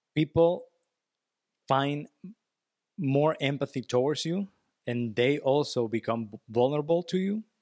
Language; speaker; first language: English; non-native, fluent; Spanish